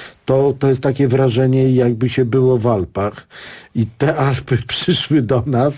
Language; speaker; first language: Polish; native; Polish